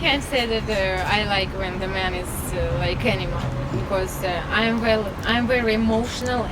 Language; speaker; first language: English; non-native, learner; Russian